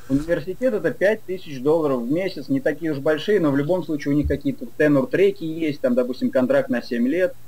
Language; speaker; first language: Russian; native; Russian